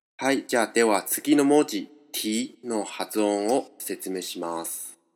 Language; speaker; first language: Japanese; non-native, fluent; Chinese